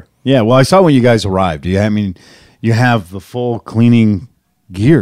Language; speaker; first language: English; native; English